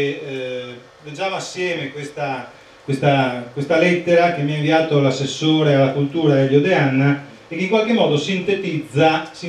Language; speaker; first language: Italian; native; Italian